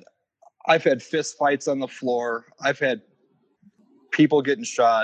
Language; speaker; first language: English; native; English